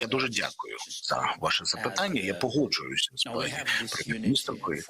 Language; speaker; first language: Ukrainian; non-native, local second language; Russian